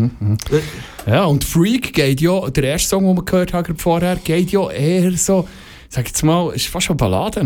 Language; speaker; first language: German; native; German